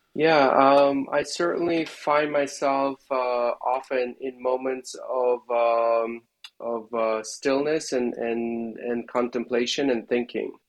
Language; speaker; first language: English; non-native, fluent; Russian